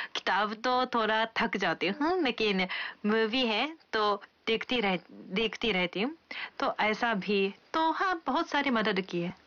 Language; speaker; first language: Hindi; non-native, fluent; Japanese